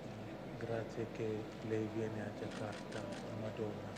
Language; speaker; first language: Italian; non-native, learner; Indonesian